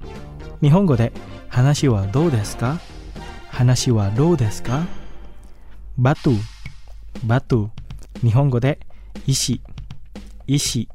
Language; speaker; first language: Japanese; non-native, fluent; Indonesian